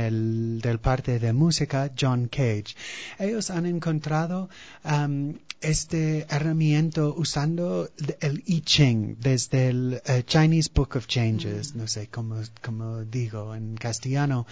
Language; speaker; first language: Spanish; non-native, fluent; English